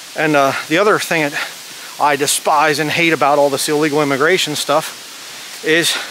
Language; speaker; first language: English; native; English